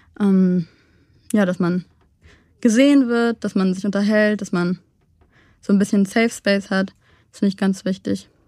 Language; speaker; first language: German; native; German